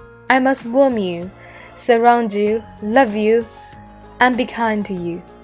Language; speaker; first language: English; non-native, fluent; Chinese